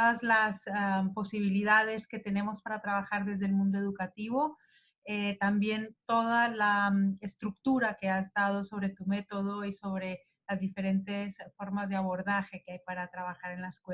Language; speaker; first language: Spanish; native; Spanish